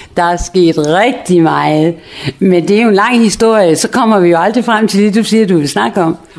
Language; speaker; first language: Danish; native; Danish